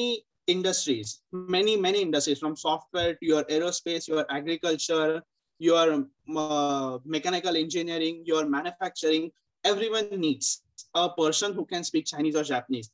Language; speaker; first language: English; non-native, local second language; Marathi